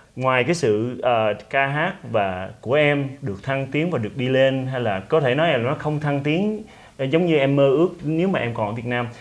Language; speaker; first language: Vietnamese; early bilingual, heritage; Vietnamese